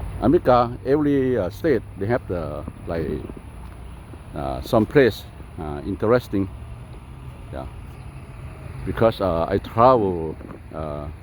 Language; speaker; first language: English; non-native, learner; Lao